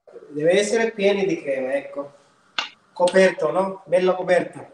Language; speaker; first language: Italian; non-native, learner; Filipino